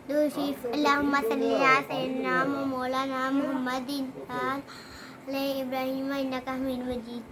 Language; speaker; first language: Hindi; non-native, local second language; Punjabi